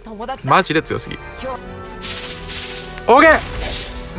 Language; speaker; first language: Japanese; native; Japanese